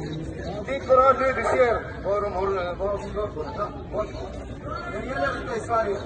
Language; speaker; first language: Swedish; non-native, learner; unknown